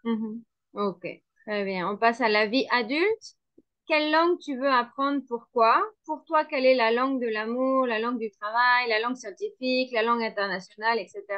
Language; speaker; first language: French; non-native, fluent; Spanish